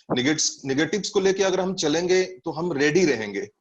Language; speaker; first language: Hindi; non-native, local second language; Bangla